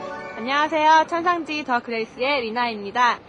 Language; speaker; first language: Korean; native; Korean